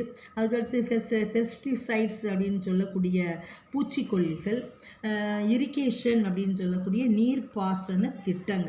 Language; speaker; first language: Tamil; native; Tamil